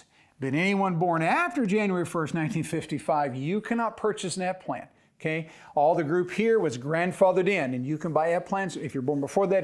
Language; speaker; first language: English; native; English